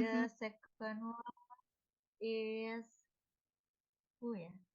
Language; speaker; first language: English; non-native, learner; Indonesian